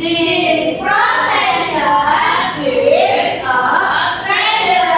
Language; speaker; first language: English; non-native, learner; Indonesian